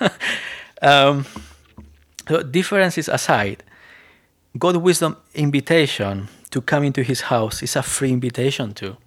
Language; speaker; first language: English; non-native, fluent; Spanish